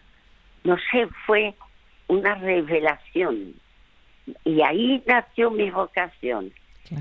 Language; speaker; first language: Spanish; early bilingual, other home language; French